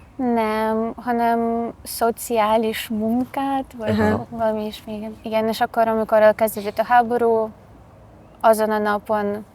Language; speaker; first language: Hungarian; non-native, learner; Ukrainian